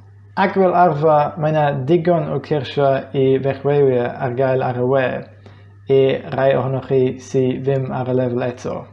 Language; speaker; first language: Welsh; non-native, fluent; English